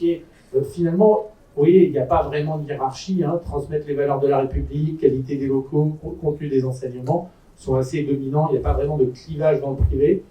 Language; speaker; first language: French; native; French